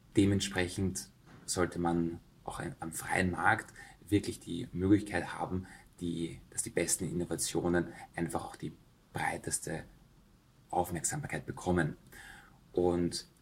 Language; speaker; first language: German; native; German